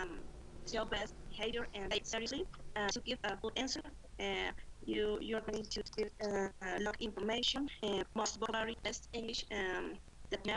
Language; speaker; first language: English; non-native, learner; Spanish